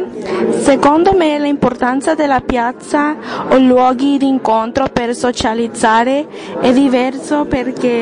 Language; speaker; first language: Italian; non-native, learner; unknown